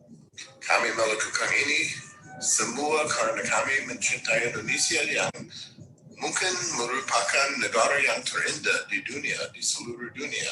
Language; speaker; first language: Indonesian; non-native, fluent; English